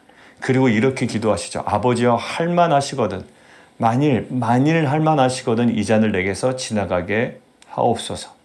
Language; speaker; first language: Korean; native; Korean